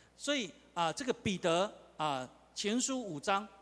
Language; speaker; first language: Chinese; non-native, local second language; Min Nan Chinese